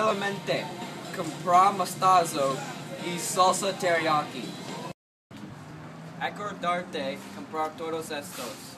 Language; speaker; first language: Spanish; non-native, learner; English